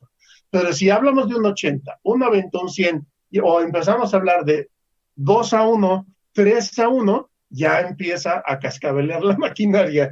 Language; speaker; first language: Spanish; native; Spanish